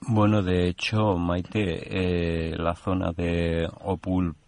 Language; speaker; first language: Spanish; non-native, local second language; Catalan